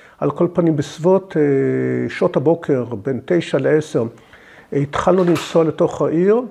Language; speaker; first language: Hebrew; early bilingual, other home language; English